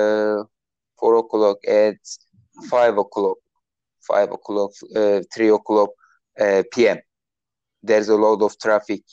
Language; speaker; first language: English; non-native, learner; Turkish